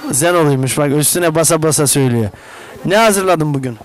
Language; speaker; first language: Turkish; native; Turkish